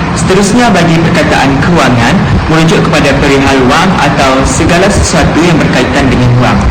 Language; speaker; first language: Malay; native; Malay